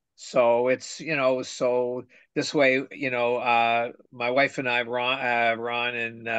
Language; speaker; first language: English; native; English